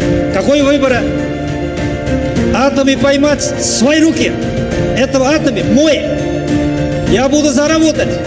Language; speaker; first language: Russian; non-native, learner; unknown